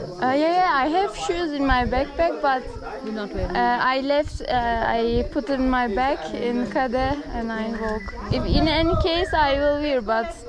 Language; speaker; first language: English; non-native, learner; Turkish